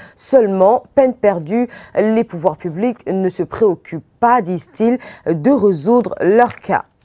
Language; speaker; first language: French; non-native, local second language; Arabic